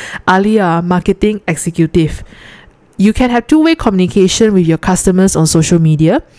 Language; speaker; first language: English; non-native, local second language; Chinese